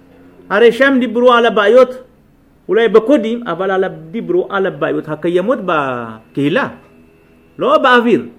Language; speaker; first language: Hebrew; non-native, fluent; Amharic